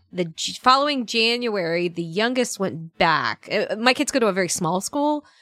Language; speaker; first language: English; native; English